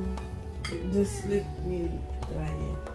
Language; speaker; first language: English; non-native, local second language; Filipino